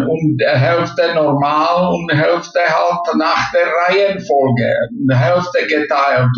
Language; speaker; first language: German; non-native, fluent; Czech